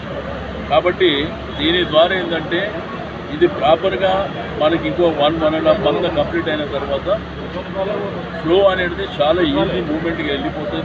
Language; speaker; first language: Telugu; native; Telugu